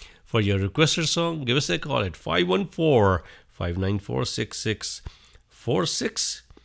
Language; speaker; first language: English; non-native, local second language; Hindi